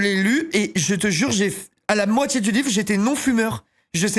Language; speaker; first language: French; native; French